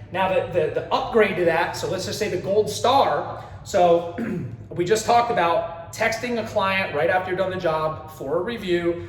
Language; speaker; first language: English; native; English